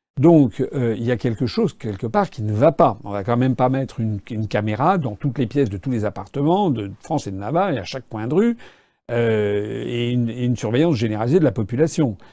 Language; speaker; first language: French; native; French